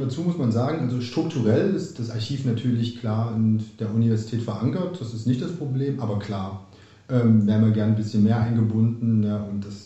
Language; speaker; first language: German; native; German